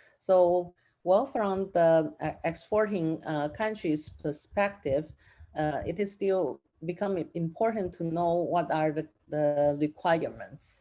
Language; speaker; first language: English; non-native, fluent; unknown